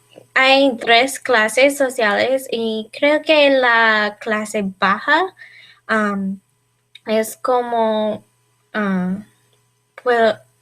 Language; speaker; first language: Spanish; non-native, learner; English